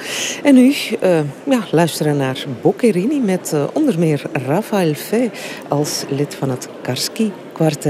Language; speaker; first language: Dutch; native; Dutch